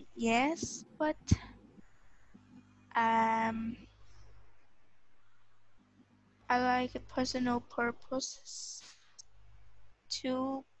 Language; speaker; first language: English; non-native, learner; Vietnamese